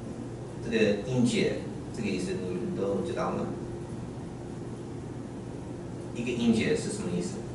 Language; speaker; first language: Chinese; non-native, learner; English